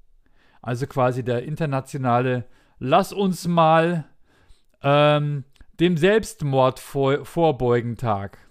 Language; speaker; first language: German; native; German